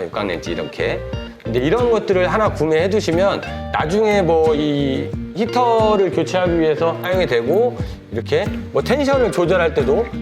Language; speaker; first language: Korean; native; Korean